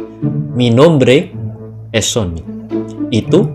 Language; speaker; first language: Spanish; non-native, learner; Indonesian